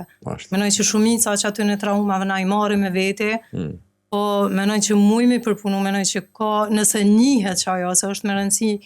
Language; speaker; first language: Albanian; native; Albanian